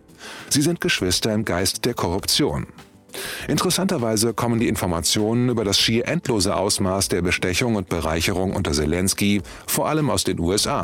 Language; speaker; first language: German; native; German